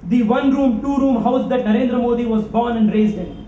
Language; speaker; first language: English; non-native, local second language; Kannada